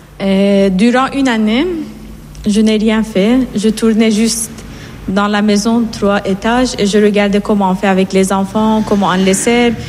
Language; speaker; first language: French; non-native, fluent; Persian